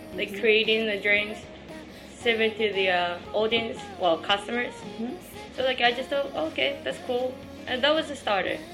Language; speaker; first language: English; non-native, fluent; Japanese